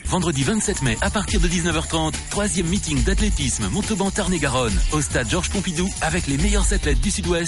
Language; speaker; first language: French; native; French